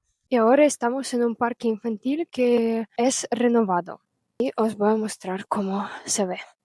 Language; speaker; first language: Spanish; non-native, fluent; Russian